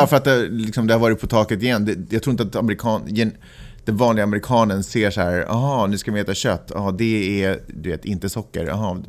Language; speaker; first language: Swedish; native; Swedish